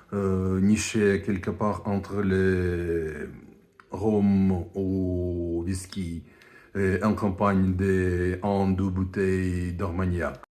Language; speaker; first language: French; non-native, fluent; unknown